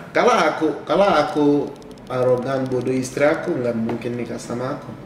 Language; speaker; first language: Indonesian; non-native, fluent; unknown